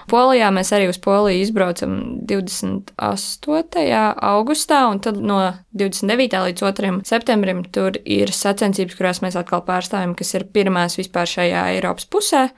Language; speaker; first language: Latvian; native; Latvian